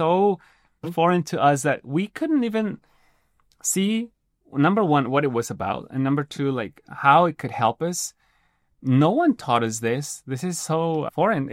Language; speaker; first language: English; non-native, fluent; Spanish